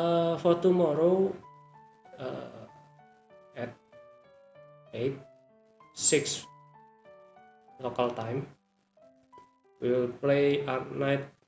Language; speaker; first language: English; non-native, learner; Indonesian